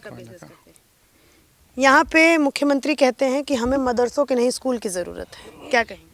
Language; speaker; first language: Hindi; native; Hindi